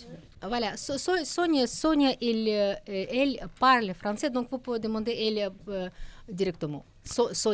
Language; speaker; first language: French; non-native, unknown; Russian